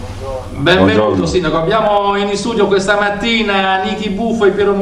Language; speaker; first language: Italian; native; Italian